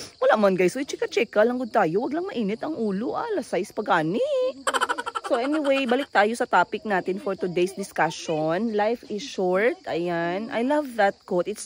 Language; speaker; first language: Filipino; non-native, local second language; Hiligaynon